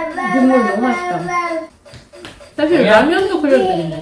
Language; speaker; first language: Korean; non-native, fluent; Russian